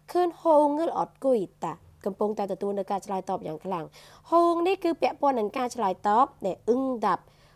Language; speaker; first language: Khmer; native; Khmer